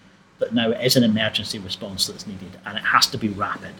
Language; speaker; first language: English; native; English